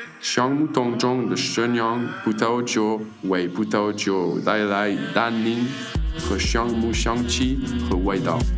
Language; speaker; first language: Chinese; non-native, learner; French